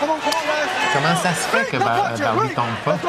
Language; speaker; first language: French; native; French